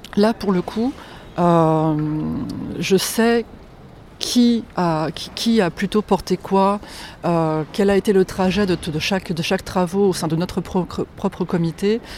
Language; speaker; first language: French; non-native, fluent; Polish